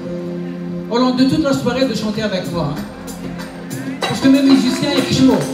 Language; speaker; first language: French; non-native, local second language; Arabic